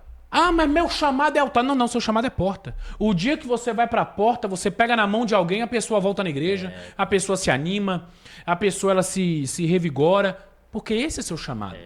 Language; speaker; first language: Portuguese; native; Portuguese